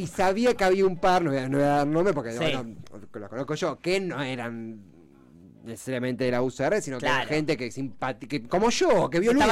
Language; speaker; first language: Spanish; native; Spanish